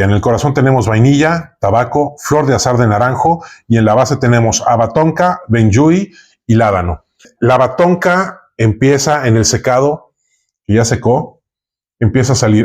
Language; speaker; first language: Spanish; native; Spanish